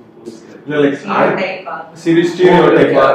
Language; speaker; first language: Tamil; native; Tamil